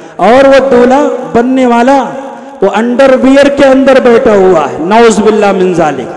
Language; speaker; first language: Urdu; native; Urdu